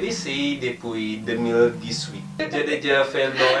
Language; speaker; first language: French; non-native, learner; Indonesian